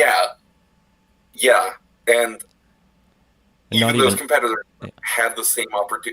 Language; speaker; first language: English; native; English